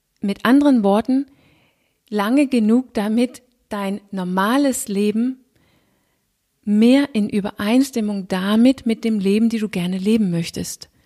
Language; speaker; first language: German; non-native, fluent; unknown